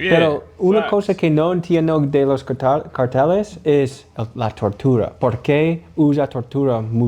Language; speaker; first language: Spanish; non-native, learner; English